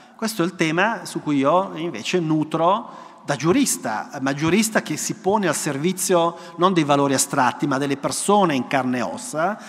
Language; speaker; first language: Italian; native; Italian